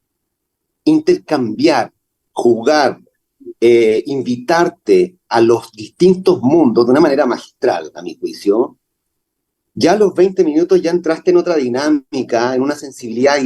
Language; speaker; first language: Spanish; native; Spanish